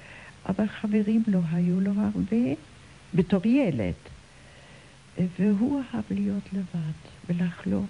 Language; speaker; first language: Hebrew; non-native, fluent; German